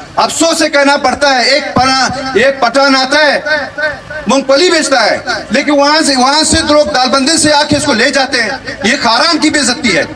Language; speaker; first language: Urdu; non-native, local second language; Baluchi